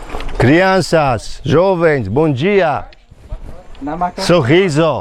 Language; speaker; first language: Portuguese; non-native, learner; Polish